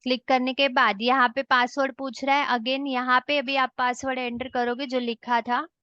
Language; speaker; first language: Hindi; non-native, local second language; Marathi